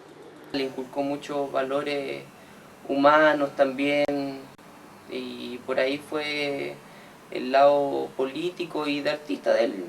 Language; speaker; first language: Spanish; native; Spanish